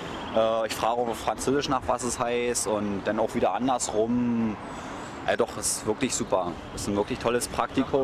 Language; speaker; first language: German; native; German